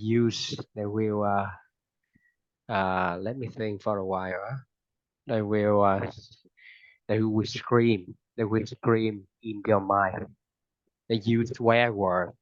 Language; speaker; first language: English; non-native, fluent; Vietnamese